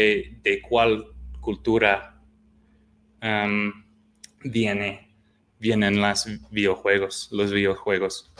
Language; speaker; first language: Spanish; non-native, fluent; English